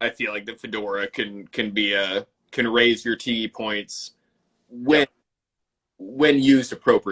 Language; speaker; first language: English; native; English